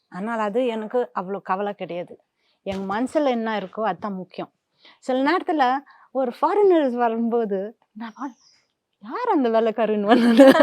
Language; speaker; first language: Tamil; non-native, local second language; French